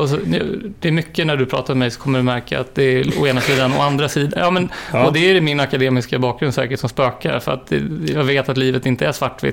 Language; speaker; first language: Swedish; native; Swedish